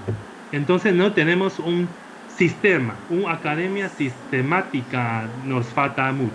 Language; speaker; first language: Spanish; non-native, fluent; Chinese